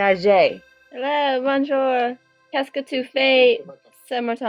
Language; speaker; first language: French; non-native, learner; English